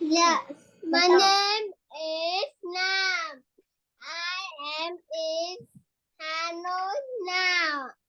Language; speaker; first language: English; non-native, learner; Vietnamese